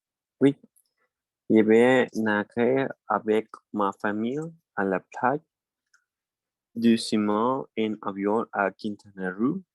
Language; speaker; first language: French; non-native, learner; Spanish